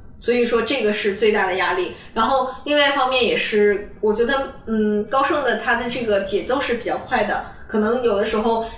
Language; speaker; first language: Chinese; native; Chinese